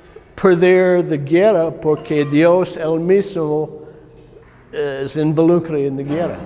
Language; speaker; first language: Spanish; non-native, learner; English